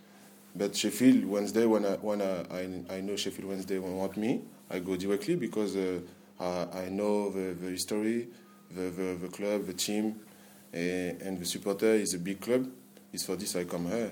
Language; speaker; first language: English; non-native, learner; French